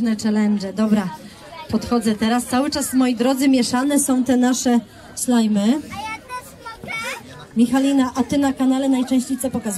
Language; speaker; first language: Polish; native; Polish